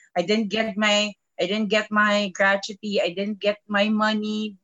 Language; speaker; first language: English; non-native, local second language; Filipino